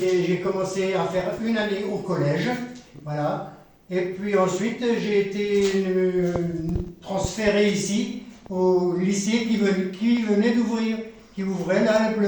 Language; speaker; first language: French; native; French